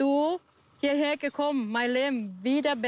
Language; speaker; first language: German; non-native, learner; Thai